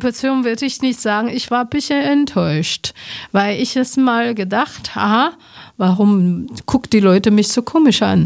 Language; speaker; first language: German; non-native, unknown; Chinese